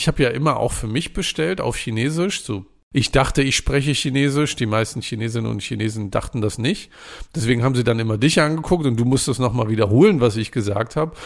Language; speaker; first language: German; native; German